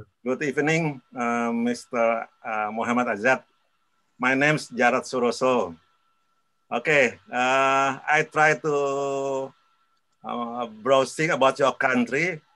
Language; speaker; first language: English; non-native, learner; Indonesian